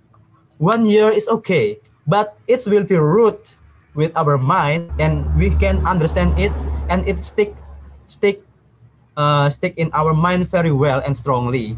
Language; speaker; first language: English; non-native, learner; Indonesian